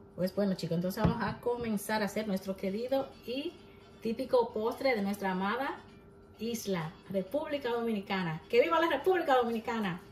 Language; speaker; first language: Spanish; native; Spanish